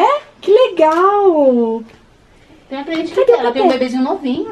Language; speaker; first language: Portuguese; native; Portuguese